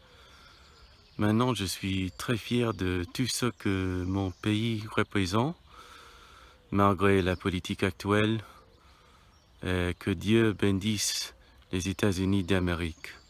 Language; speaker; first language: French; non-native, learner; English